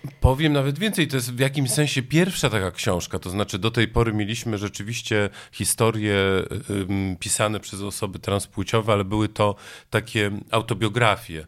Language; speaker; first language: Polish; native; Polish